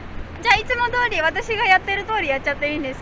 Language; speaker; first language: Japanese; native; Japanese